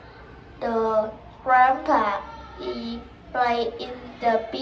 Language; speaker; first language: English; non-native, learner; Vietnamese